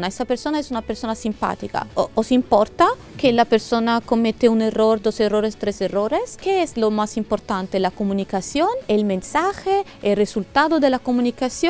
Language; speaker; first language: Spanish; non-native, fluent; Italian